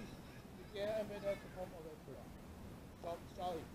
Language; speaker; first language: German; non-native, fluent; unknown